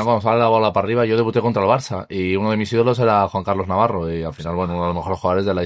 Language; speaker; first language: Spanish; native; Spanish